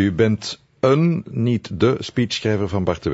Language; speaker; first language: Dutch; native; Dutch